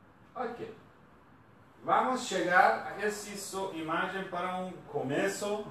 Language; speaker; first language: Portuguese; non-native, learner; Persian